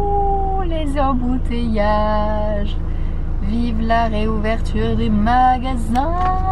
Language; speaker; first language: French; native; French